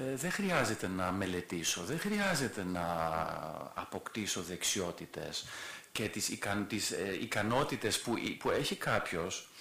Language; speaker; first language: Greek; non-native, fluent; German